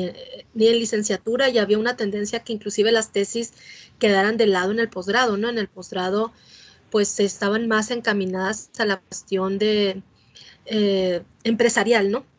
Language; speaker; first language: Spanish; native; Spanish